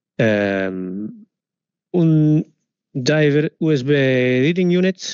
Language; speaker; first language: Spanish; non-native, fluent; Dutch